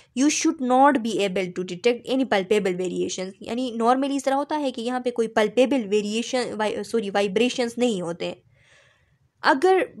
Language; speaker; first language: Urdu; non-native, local second language; Pashto